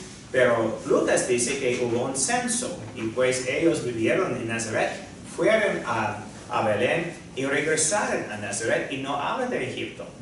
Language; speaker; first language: Spanish; non-native, fluent; English